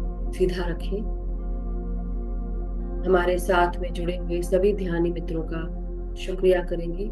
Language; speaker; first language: Hindi; native; Hindi